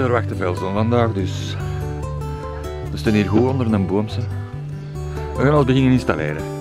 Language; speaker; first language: Dutch; native; Dutch